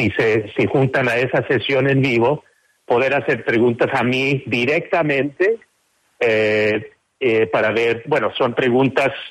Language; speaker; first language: Spanish; non-native, fluent; English